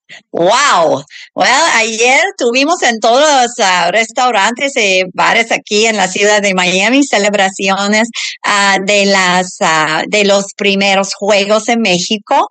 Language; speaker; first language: Spanish; early bilingual, other home language; English